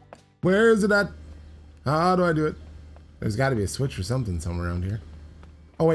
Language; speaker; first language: English; native; English